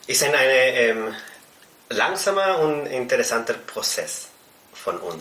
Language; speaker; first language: German; non-native, fluent; Spanish